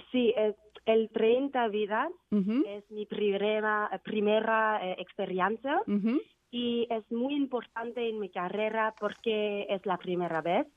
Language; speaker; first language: Spanish; non-native, learner; Vietnamese